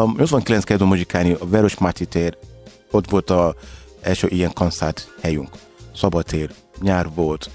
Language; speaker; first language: Hungarian; non-native, learner; Yoruba